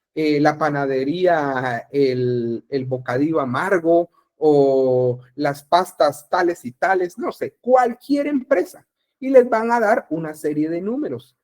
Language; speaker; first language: Spanish; native; Spanish